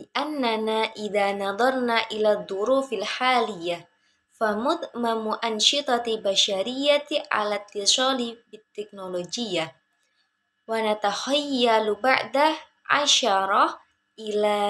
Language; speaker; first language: Arabic; non-native, learner; Indonesian